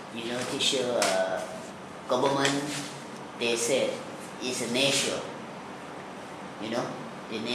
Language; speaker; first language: English; non-native, learner; Thai